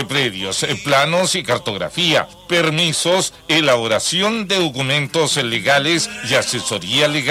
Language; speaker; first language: Spanish; native; Spanish